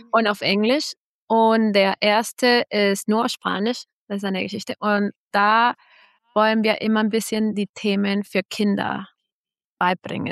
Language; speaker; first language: German; non-native, fluent; Spanish